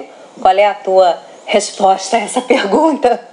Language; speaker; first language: Portuguese; native; Portuguese